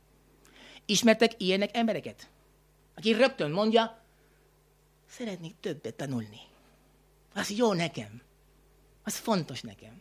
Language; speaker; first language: Hungarian; non-native, learner; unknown